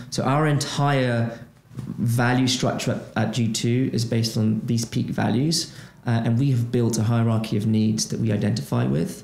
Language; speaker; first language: English; non-native, fluent; Portuguese